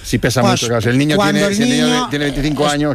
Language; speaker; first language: Spanish; native; Spanish